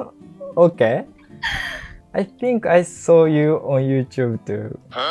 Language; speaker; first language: English; non-native, fluent; Japanese